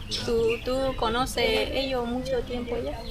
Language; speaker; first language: Spanish; non-native, learner; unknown